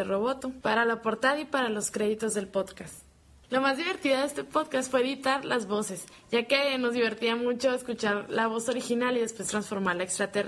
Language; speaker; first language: Spanish; native; Spanish